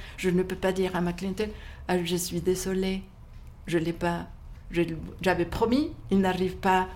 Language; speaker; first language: French; non-native, fluent; Spanish